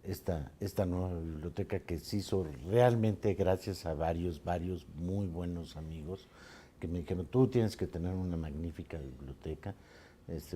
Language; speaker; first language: Spanish; native; Spanish